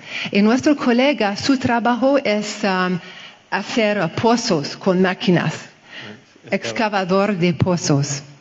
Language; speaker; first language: Spanish; non-native, fluent; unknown